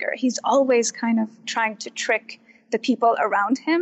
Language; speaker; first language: English; non-native, fluent; Arabic